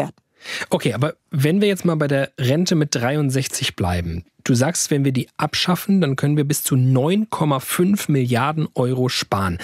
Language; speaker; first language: German; native; German